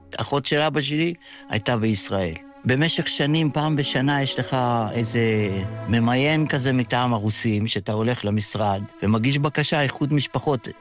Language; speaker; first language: Hebrew; non-native, fluent; Yiddish